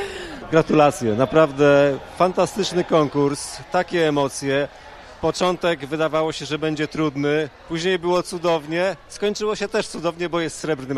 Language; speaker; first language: Polish; native; Polish